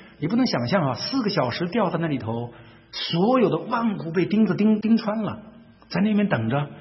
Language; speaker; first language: Chinese; native; Chinese